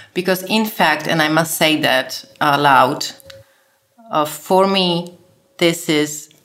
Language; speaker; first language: English; non-native, fluent; Slovak